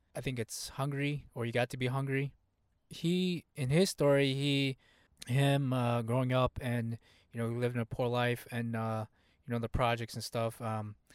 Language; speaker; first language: English; early bilingual, other home language; Hmong